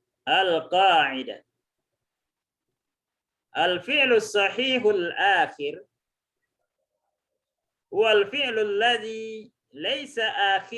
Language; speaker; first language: Arabic; non-native, fluent; Indonesian